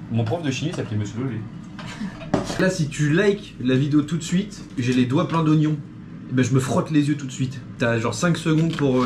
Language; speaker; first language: French; native; French